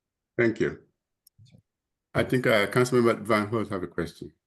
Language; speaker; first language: English; native; English